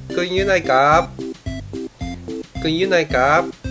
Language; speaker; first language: Thai; non-native, learner; Japanese